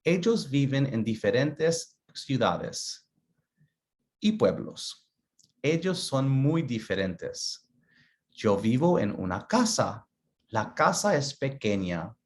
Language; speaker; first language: Spanish; early bilingual, other home language; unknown